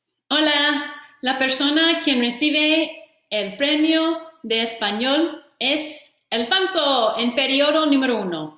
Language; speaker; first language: Spanish; non-native, fluent; English